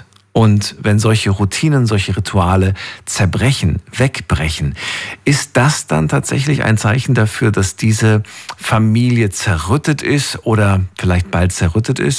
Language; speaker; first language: German; native; German